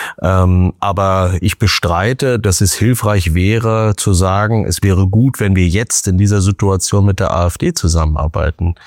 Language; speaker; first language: German; native; German